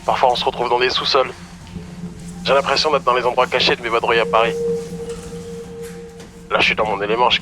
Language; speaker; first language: French; native; French